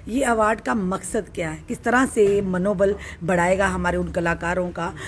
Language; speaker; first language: Hindi; non-native, local second language; Dogri